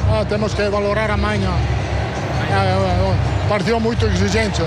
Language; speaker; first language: Portuguese; non-native, fluent; Italian